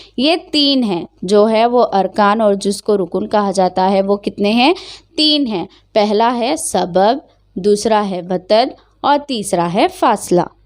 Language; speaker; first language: Urdu; native; Urdu